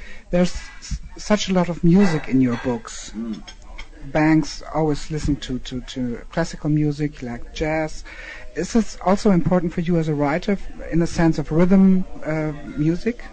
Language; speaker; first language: English; non-native, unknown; German